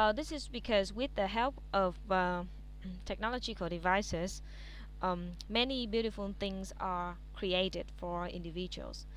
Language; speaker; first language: English; non-native, fluent; Vietnamese